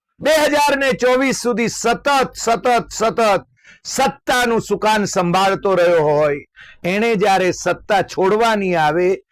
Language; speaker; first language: Gujarati; native; Gujarati